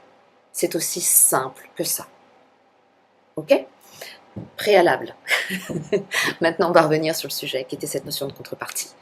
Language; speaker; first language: French; native; French